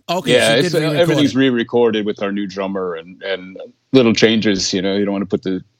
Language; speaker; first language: English; native; English